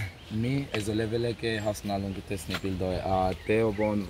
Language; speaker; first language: Hungarian; non-native, learner; Swahili